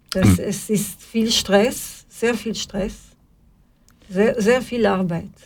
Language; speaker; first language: German; non-native, fluent; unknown